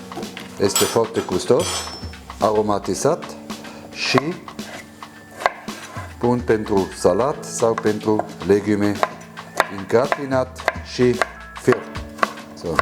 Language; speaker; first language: Romanian; non-native, learner; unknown